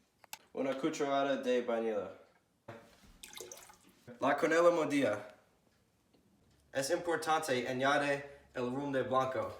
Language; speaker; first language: Spanish; non-native, learner; English